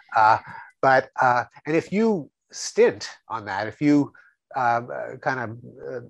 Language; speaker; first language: English; native; English